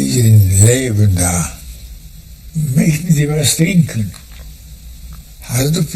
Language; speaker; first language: German; non-native, fluent; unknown